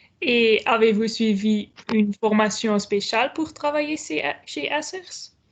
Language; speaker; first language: French; non-native, learner; Dutch